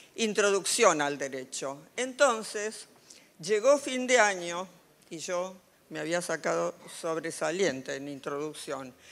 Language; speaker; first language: Spanish; native; Spanish